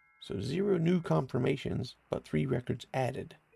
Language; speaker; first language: English; native; English